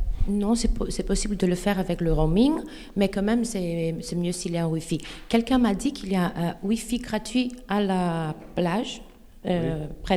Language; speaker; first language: French; non-native, fluent; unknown